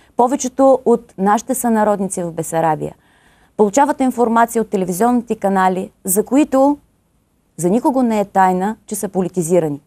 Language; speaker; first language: Bulgarian; native; Bulgarian